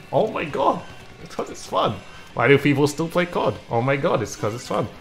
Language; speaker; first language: English; native; English